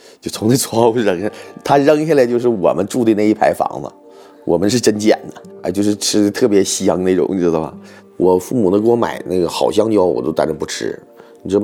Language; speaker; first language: Chinese; native; Chinese